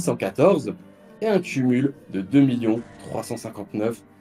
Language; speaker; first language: French; native; French